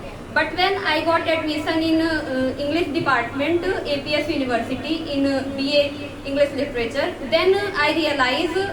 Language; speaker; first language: English; non-native, learner; Hindi